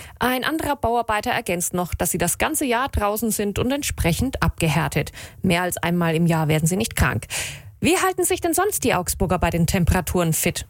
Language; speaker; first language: German; native; German